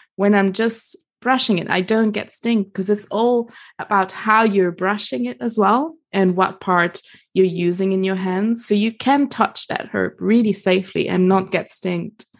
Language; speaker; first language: English; non-native, fluent; Italian